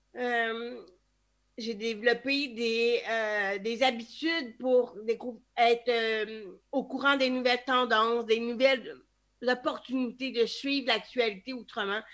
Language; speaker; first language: French; native; French